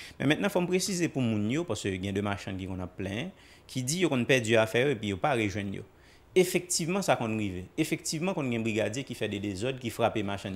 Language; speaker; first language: French; non-native, local second language; Haitian Creole